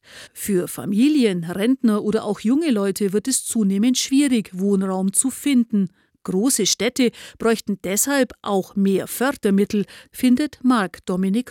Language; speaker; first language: German; native; German